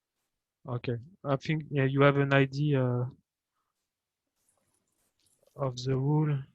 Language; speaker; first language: English; non-native, fluent; French